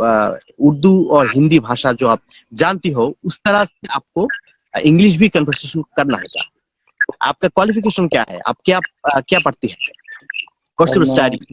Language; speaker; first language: Hindi; non-native, learner; Bangla